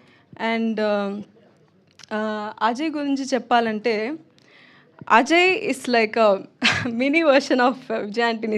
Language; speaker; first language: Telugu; non-native, learner; Tamil